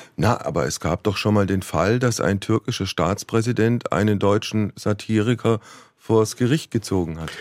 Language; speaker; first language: German; native; German